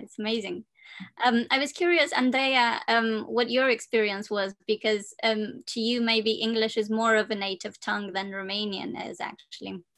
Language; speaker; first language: English; non-native, fluent; Romanian